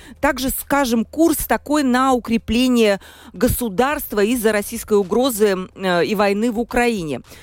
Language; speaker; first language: Russian; native; Russian